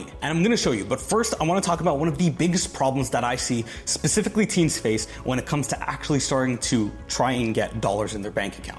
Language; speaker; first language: English; native; English